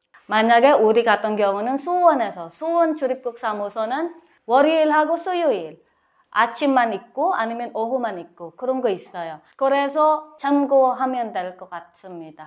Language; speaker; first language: Korean; non-native, fluent; Filipino